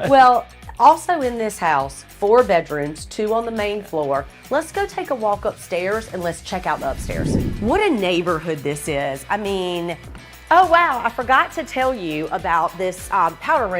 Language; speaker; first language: English; native; English